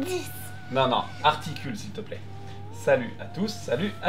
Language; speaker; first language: French; native; French